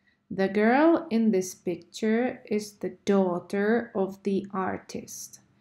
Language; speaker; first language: English; non-native, fluent; Czech